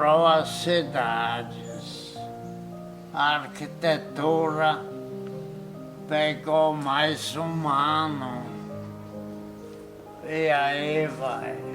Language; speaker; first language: Portuguese; non-native, fluent; Polish